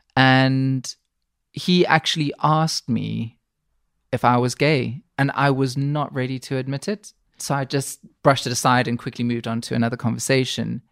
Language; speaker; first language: English; native; English